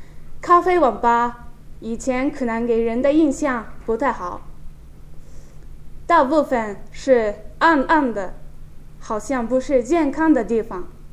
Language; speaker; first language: Chinese; non-native, fluent; Japanese